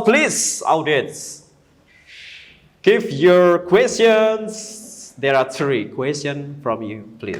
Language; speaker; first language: English; non-native, learner; Indonesian